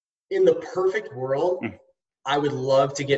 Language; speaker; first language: English; native; English